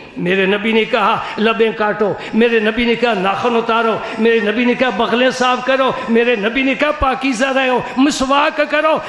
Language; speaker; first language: Urdu; non-native, local second language; Punjabi